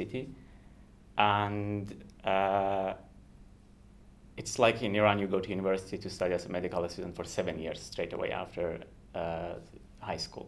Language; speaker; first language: English; non-native, fluent; Kurdish